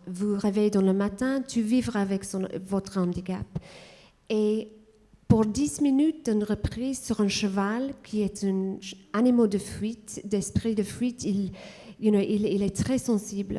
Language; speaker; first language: French; non-native, fluent; English